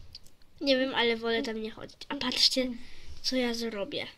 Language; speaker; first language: Polish; native; Polish